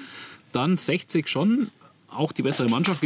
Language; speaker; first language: German; native; German